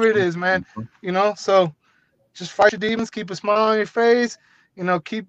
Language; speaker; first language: English; native; English